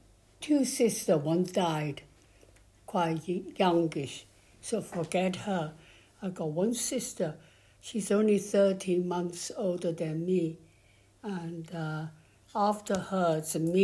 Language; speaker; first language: English; non-native, fluent; Chinese